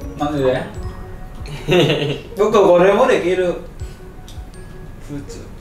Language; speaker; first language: Japanese; non-native, learner; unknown